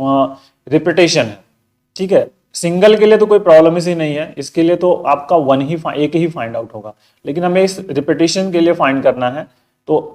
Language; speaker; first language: Hindi; native; Hindi